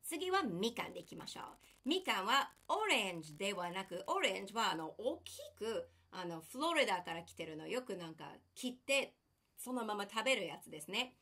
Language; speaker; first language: Japanese; non-native, fluent; English